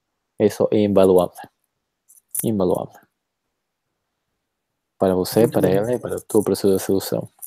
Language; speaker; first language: Portuguese; non-native, fluent; Spanish